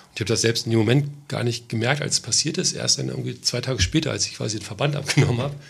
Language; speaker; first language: German; native; German